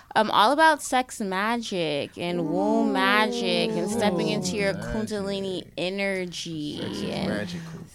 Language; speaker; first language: English; native; English